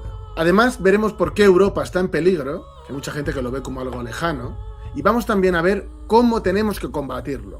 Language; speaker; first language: Spanish; native; Spanish